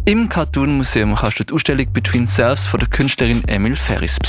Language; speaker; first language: German; native; German